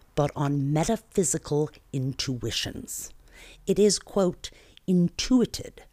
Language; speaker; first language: English; native; English